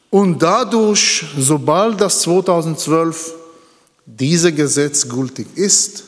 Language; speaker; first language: German; non-native, learner; Hebrew